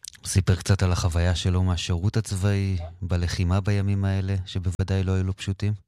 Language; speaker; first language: Hebrew; native; Hebrew